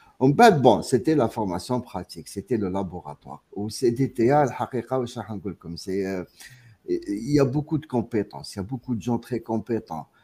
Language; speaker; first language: French; non-native, local second language; Arabic